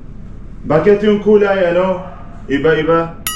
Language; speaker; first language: Filipino; non-native, learner; Arabic